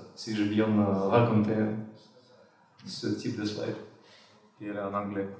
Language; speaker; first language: French; non-native, fluent; Russian